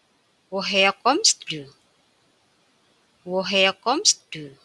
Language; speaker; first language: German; non-native, fluent; Indonesian